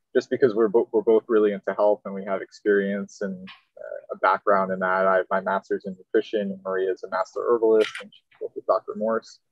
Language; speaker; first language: English; native; English